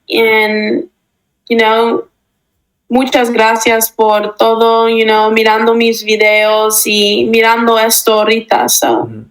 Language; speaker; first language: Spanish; early bilingual, heritage; English